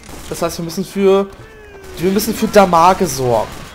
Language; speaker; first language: German; native; German